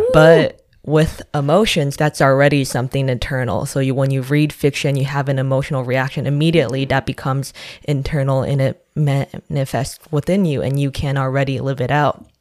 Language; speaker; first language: English; non-native, fluent; Chinese